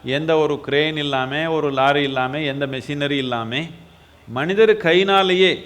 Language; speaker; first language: Tamil; non-native, local second language; Kannada